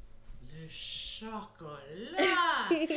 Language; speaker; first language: French; non-native, fluent; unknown